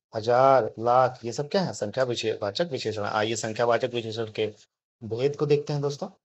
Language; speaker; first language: Hindi; native; Hindi